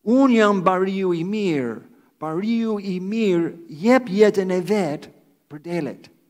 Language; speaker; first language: Albanian; non-native, fluent; English